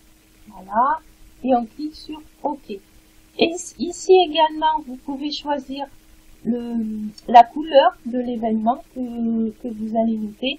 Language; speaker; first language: French; native; French